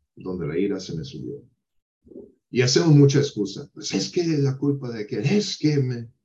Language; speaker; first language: Spanish; non-native, fluent; English